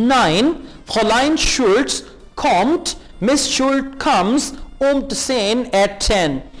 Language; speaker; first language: German; non-native, fluent; Urdu